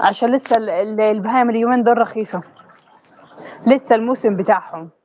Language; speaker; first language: Arabic; native; Arabic